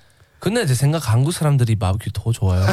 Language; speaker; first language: Korean; non-native, learner; English